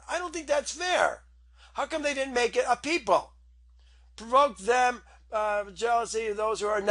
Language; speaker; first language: English; native; English